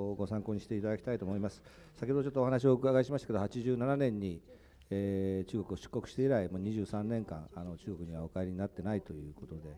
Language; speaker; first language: Japanese; native; Japanese